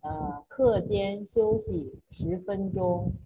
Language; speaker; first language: Chinese; non-native, fluent; Thai